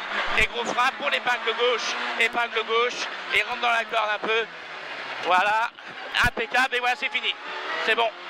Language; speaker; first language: French; native; French